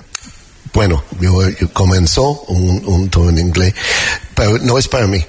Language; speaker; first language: Spanish; non-native, learner; English